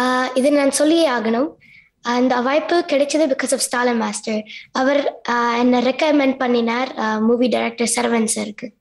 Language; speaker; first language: Tamil; early bilingual, heritage; Tamil